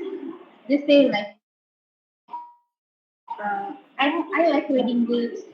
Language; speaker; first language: English; non-native, fluent; Indonesian